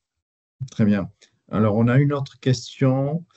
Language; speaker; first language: French; native; French